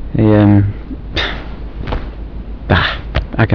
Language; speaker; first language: French; non-native, fluent; English